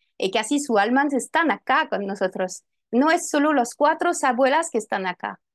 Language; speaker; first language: Spanish; non-native, fluent; French